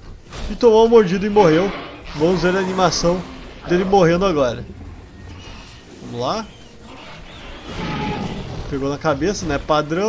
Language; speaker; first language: Portuguese; native; Portuguese